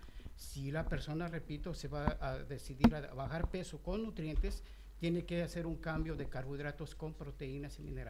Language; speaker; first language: Spanish; native; Spanish